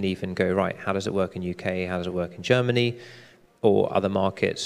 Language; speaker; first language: English; native; English